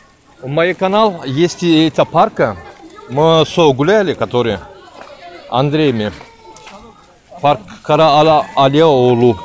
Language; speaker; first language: Russian; non-native, learner; Turkish